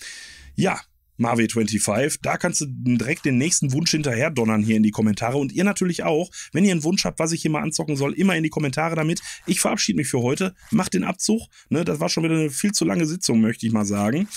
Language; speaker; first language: German; native; German